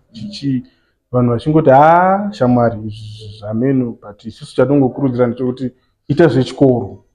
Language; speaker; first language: Shona; native; Shona